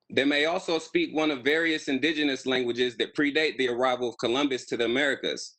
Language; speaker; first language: English; native; English